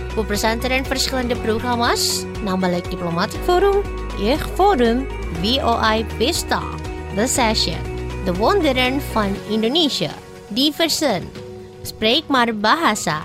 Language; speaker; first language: Dutch; non-native, fluent; Indonesian